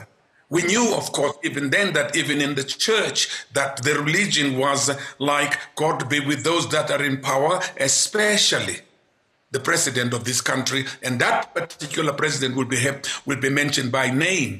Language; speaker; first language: English; non-native, local second language; Xhosa